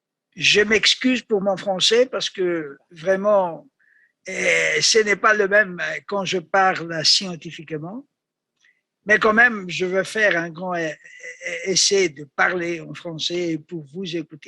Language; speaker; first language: French; non-native, learner; Greek